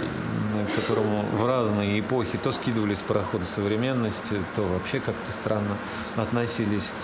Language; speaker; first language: Russian; native; Russian